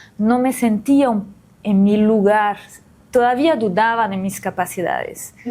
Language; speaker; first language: Spanish; non-native, fluent; French